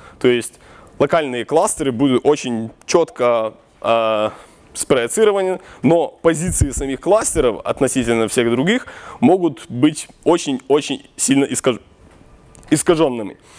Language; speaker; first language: Russian; non-native, local second language; Ukrainian